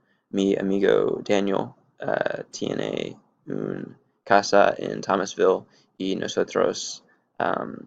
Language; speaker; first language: Spanish; non-native, learner; English